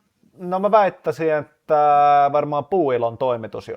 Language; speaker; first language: Finnish; native; Finnish